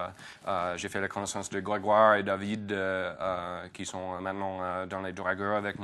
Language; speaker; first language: French; non-native, fluent; English